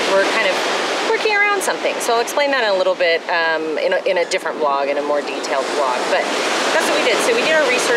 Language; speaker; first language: English; native; English